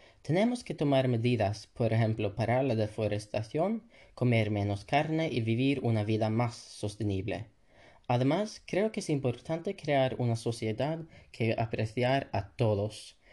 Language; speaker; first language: Spanish; non-native, learner; Norwegian